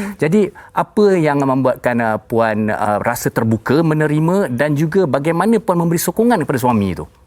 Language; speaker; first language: Malay; native; Malay